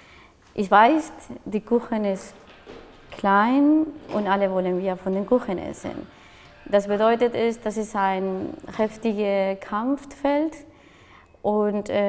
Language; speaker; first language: German; non-native, fluent; Spanish